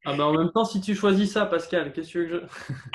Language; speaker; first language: French; native; French